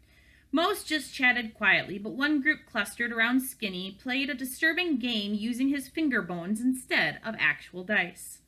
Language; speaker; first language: English; native; English